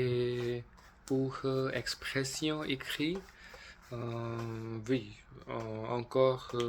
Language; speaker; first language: French; non-native, learner; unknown